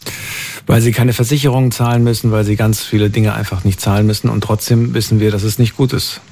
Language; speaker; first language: German; native; German